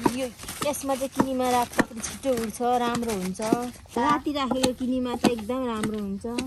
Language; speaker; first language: Nepali; non-native, local second language; Limbu